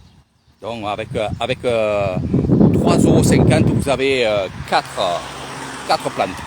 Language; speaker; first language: French; native; French